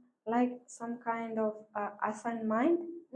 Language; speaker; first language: English; non-native, learner; Malagasy